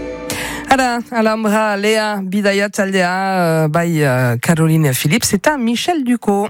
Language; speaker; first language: Basque; native; Basque